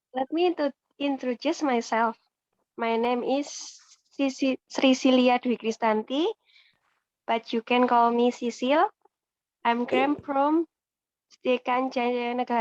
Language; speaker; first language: English; non-native, learner; Indonesian